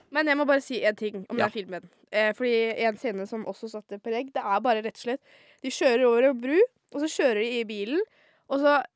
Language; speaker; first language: Norwegian; native; Norwegian